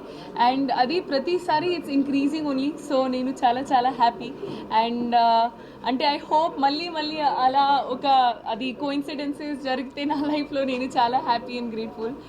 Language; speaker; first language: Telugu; non-native, fluent; Hindi